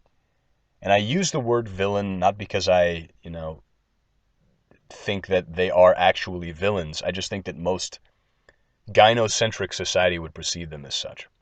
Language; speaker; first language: English; native; English